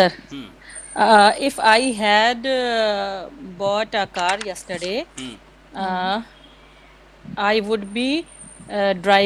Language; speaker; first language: English; non-native, learner; Hindi